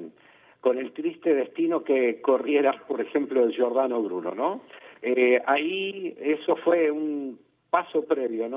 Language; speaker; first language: Spanish; native; Spanish